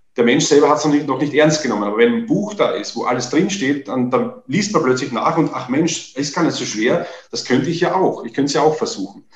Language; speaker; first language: German; native; German